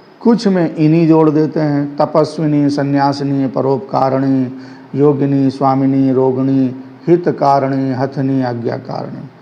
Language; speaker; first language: Hindi; native; Hindi